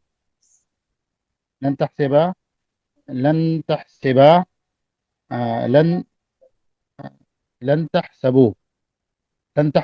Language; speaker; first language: Arabic; non-native, learner; Urdu